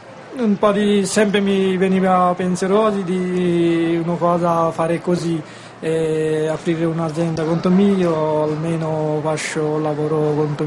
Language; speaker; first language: Italian; non-native, learner; Bangla